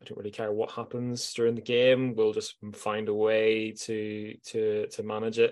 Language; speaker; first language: English; native; English